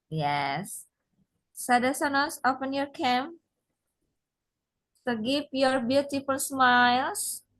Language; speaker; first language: English; non-native, learner; Indonesian